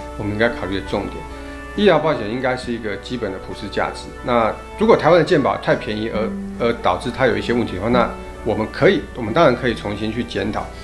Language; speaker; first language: Chinese; native; Chinese